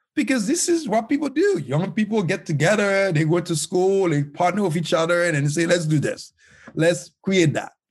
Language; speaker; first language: English; non-native, fluent; Haitian Creole